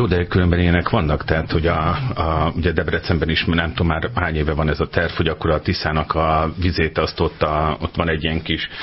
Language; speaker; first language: Hungarian; native; Hungarian